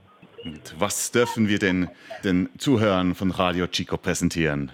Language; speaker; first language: German; native; German